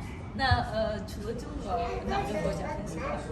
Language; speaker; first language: Chinese; non-native, learner; Armenian